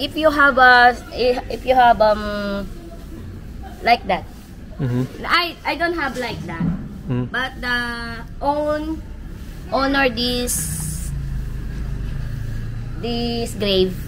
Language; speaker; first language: English; non-native, learner; Filipino